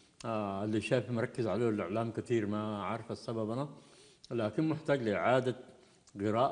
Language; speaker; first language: Arabic; native; Arabic